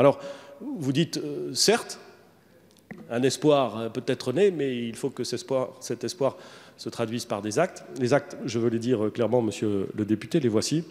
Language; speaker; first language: French; native; French